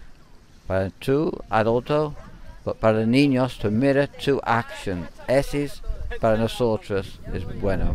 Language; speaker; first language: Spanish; non-native, learner; English